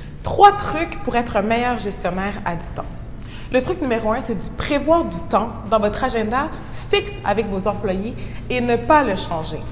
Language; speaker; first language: French; native; French